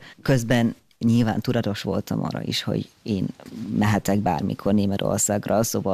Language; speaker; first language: Hungarian; non-native, fluent; German